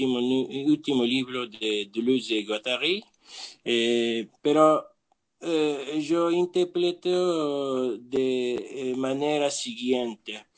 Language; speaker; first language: Spanish; non-native, learner; Japanese